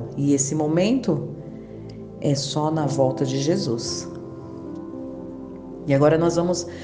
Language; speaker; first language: Portuguese; native; Portuguese